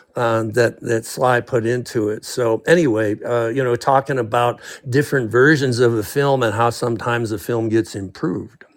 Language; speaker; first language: English; native; English